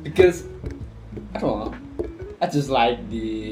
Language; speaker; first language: English; non-native, learner; Javanese